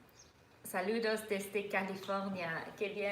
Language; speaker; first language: Spanish; non-native, learner; English